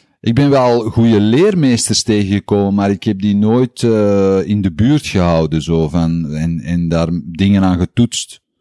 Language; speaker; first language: Dutch; native; Dutch